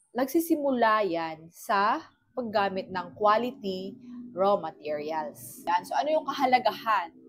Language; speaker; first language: Filipino; non-native, local second language; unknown